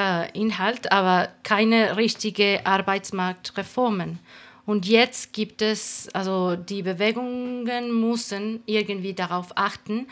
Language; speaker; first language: German; non-native, fluent; Spanish